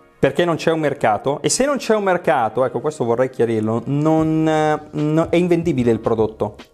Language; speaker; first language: Italian; native; Italian